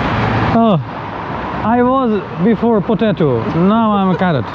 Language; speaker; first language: English; non-native, learner; Hindi